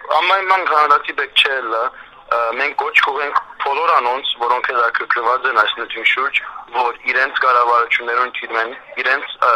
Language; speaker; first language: Armenian; early bilingual, heritage; Armenian